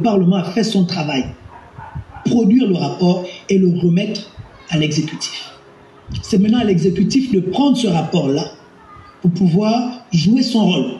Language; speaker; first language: French; native; French